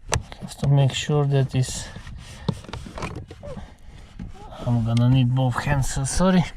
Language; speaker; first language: English; non-native, fluent; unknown